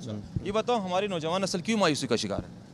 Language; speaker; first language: Urdu; native; Urdu